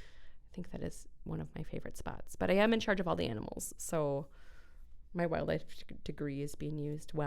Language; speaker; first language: English; native; English